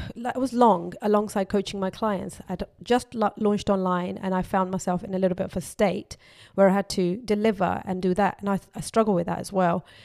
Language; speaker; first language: English; non-native, local second language; Urdu